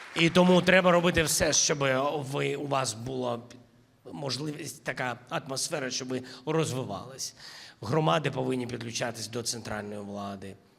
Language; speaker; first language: Ukrainian; non-native, local second language; Russian